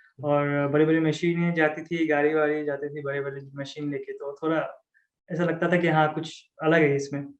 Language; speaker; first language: Hindi; non-native, local second language; Assamese